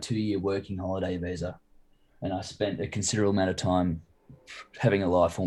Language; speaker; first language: English; native; English